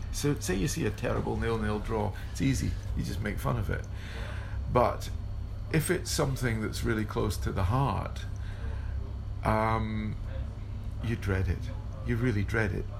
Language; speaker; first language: English; native; English